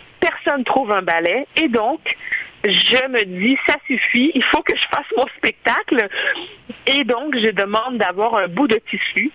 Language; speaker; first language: French; early bilingual, other home language; Haitian Creole